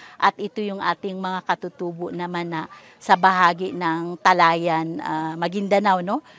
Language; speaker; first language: Filipino; non-native, local second language; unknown